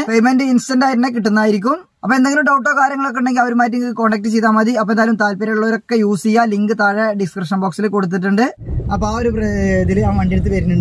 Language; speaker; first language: Malayalam; native; Malayalam